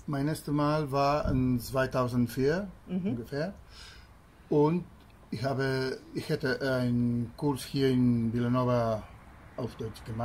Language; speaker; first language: German; non-native, learner; Spanish